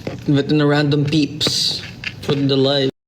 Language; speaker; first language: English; non-native, local second language; Filipino